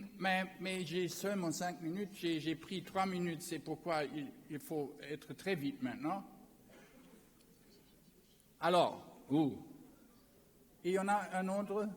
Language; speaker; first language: French; non-native, learner; German